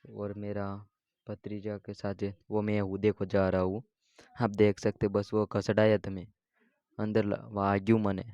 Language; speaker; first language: Hindi; non-native, local second language; Gujarati